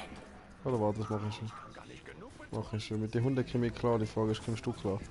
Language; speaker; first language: German; native; German